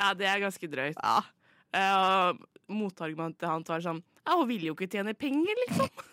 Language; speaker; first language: Norwegian; native; Norwegian